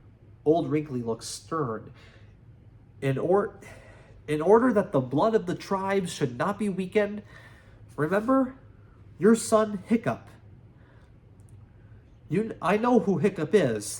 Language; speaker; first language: English; native; English